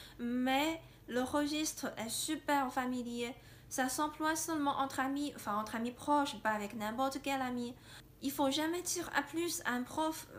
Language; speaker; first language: French; non-native, fluent; Chinese